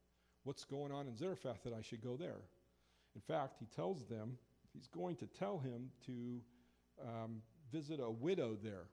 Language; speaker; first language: English; native; English